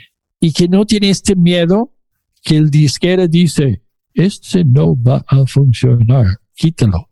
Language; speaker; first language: Spanish; non-native, fluent; English